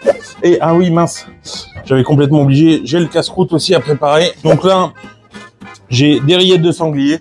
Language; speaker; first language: French; native; French